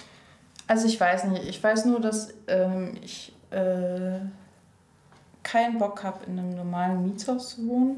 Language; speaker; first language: German; native; German